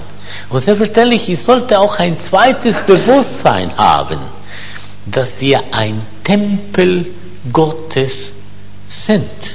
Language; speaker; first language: German; non-native, fluent; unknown